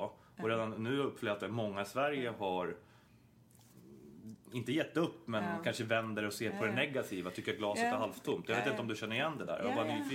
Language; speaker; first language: Swedish; native; Swedish